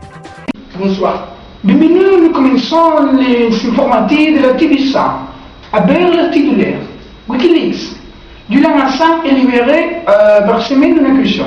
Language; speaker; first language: French; non-native, learner; Spanish